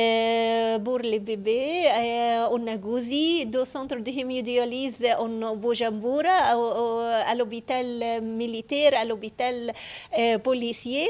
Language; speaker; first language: French; non-native, fluent; Arabic